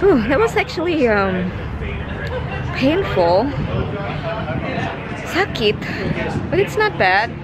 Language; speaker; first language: English; non-native, fluent; Indonesian